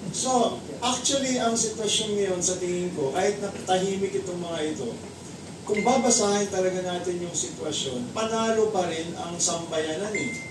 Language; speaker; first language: Filipino; native; Filipino